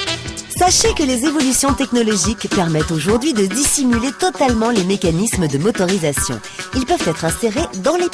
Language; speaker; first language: French; native; French